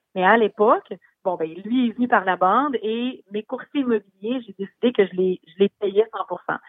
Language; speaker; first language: French; native; French